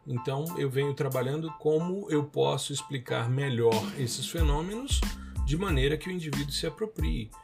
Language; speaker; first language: Portuguese; native; Portuguese